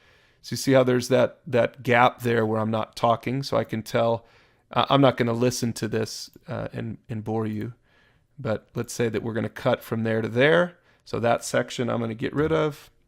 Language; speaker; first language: English; native; English